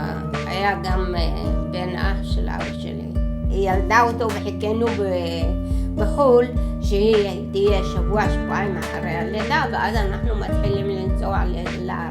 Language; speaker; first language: Hebrew; early bilingual, other home language; Arabic